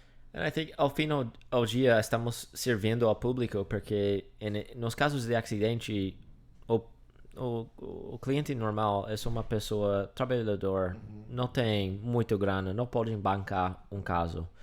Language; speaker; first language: Portuguese; non-native, fluent; English